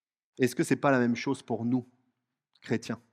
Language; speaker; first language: French; native; French